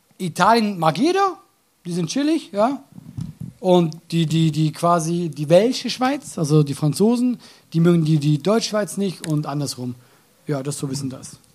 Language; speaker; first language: German; native; German